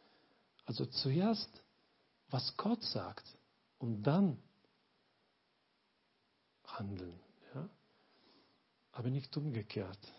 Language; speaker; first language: German; non-native, learner; Lithuanian